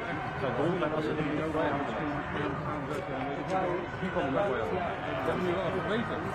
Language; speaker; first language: Dutch; native; Dutch